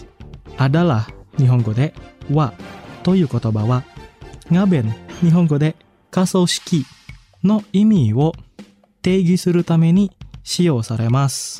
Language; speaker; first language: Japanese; non-native, fluent; Indonesian